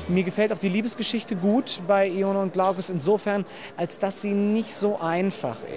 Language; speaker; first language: German; native; German